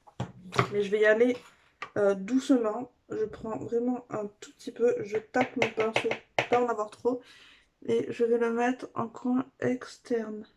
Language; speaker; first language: French; native; French